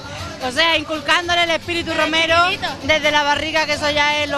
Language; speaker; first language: Spanish; native; Spanish